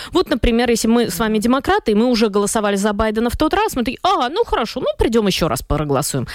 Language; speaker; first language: Russian; native; Russian